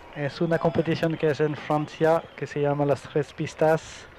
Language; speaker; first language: Spanish; non-native, learner; French